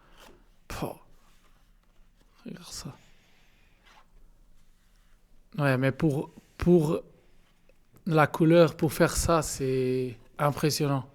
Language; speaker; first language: French; non-native, learner; Portuguese